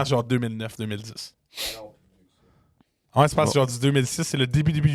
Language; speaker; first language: French; native; French